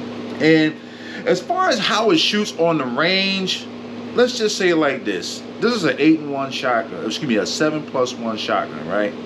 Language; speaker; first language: English; native; English